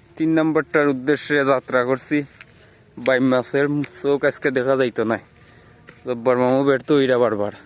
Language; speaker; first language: Bangla; non-native, local second language; Sylheti